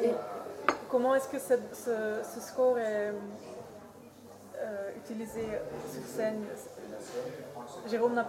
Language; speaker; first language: French; non-native, learner; Dutch